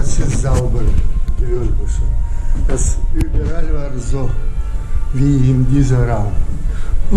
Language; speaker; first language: German; non-native, fluent; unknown